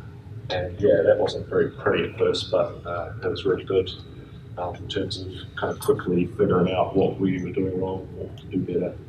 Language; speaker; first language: English; native; English